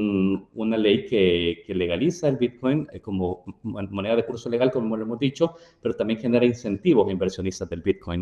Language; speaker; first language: Spanish; native; Spanish